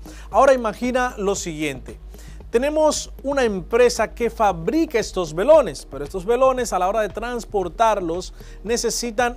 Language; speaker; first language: Spanish; native; Spanish